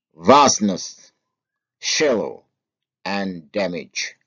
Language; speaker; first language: English; non-native, fluent; Indonesian